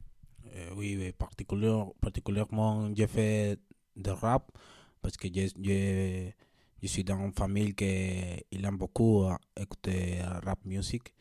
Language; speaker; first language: French; non-native, learner; Spanish